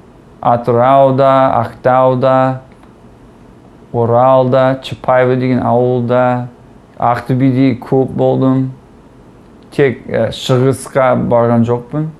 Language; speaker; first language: Kazakh; non-native, learner; English